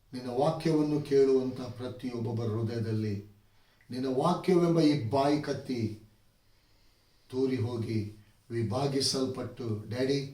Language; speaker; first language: Kannada; native; Kannada